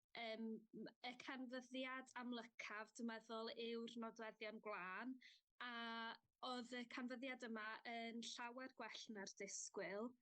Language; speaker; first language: Welsh; native; Welsh